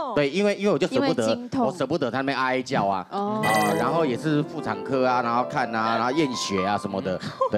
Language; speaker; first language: Chinese; native; Chinese